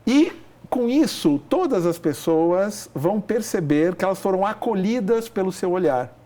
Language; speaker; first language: Portuguese; native; Portuguese